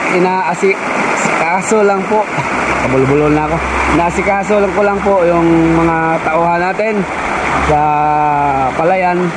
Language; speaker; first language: Filipino; non-native, local second language; Cebuano